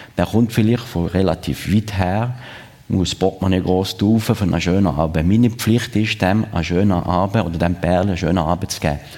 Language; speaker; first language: German; non-native, local second language; French